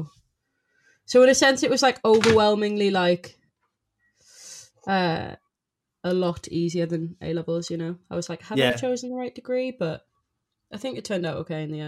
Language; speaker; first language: English; native; English